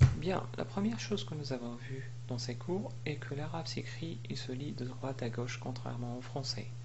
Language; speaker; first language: French; native; French